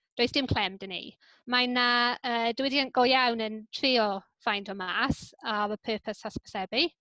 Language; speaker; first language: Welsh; non-native, local second language; English